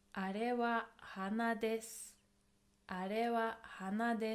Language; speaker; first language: Japanese; non-native, fluent; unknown